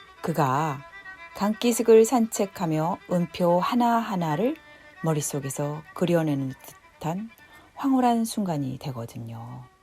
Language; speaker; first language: Korean; native; Korean